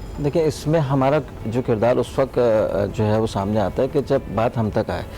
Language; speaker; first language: Urdu; native; Urdu